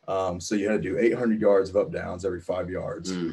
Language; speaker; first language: English; native; English